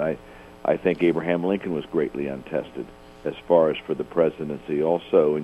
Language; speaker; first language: English; native; English